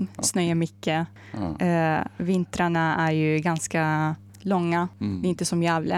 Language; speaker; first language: Swedish; non-native, fluent; Arabic